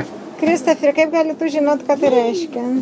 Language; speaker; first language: Lithuanian; native; Lithuanian